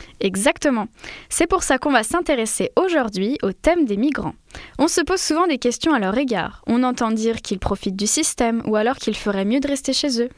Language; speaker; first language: French; native; French